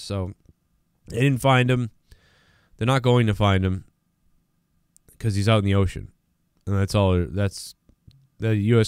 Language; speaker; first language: English; native; English